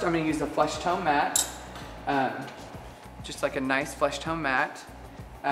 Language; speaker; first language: English; native; English